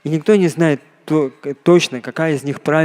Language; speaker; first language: Russian; native; Russian